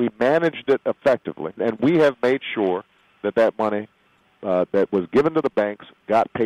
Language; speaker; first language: English; native; English